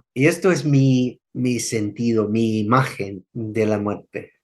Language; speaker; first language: Spanish; non-native, fluent; English